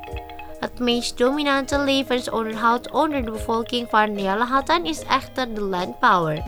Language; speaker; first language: Dutch; non-native, learner; Indonesian